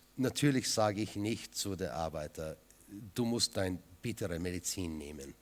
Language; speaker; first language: German; non-native, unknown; English